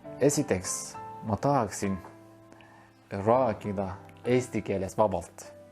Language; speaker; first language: Estonian; non-native, learner; Turkish